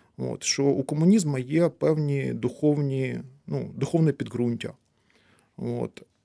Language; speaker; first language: Ukrainian; non-native, local second language; Russian